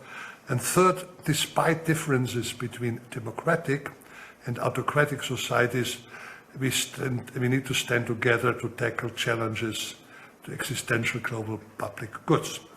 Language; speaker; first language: English; non-native, fluent; German